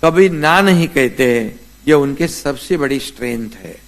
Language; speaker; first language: Hindi; non-native, local second language; Marathi